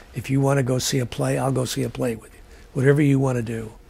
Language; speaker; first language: English; native; English